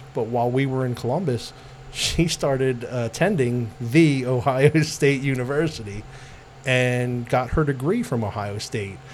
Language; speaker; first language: English; native; English